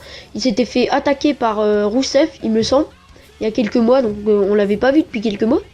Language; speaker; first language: French; native; French